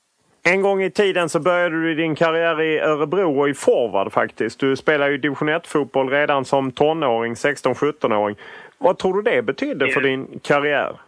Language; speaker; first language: Swedish; native; Swedish